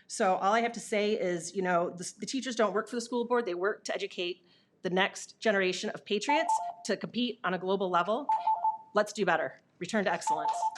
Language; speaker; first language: English; native; English